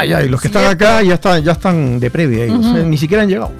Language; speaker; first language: Spanish; native; Spanish